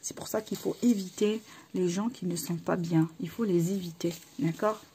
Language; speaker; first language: French; non-native, local second language; Arabic